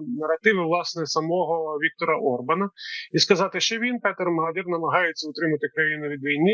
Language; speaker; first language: Ukrainian; native; Ukrainian